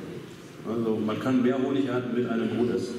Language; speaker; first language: German; native; German